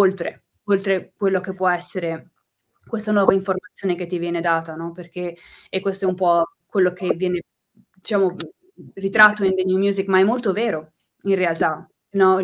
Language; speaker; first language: Italian; native; Italian